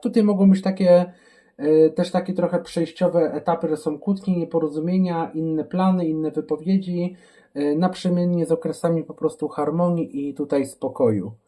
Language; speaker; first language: Polish; native; Polish